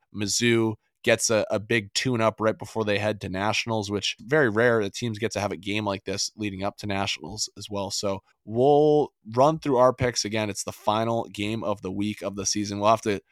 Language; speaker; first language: English; native; English